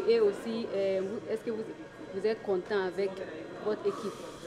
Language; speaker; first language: French; non-native, learner; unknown